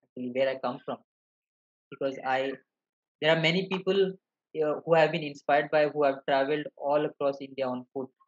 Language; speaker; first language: English; non-native, local second language; Malayalam